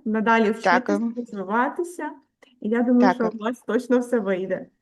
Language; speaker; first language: Ukrainian; native; Ukrainian